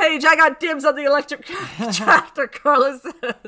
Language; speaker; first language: English; native; English